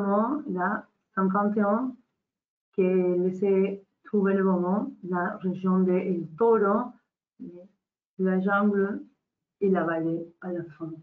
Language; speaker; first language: French; non-native, learner; Spanish